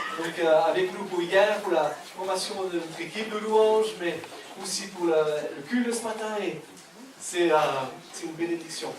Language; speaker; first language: French; native; French